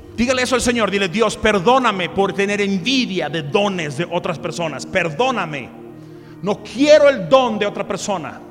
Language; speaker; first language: Spanish; early bilingual, other home language; English